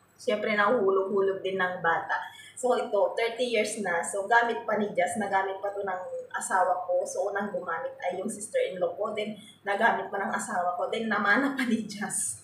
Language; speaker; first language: Filipino; native; Filipino